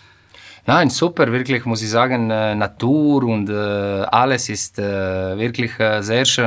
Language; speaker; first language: German; non-native, fluent; Croatian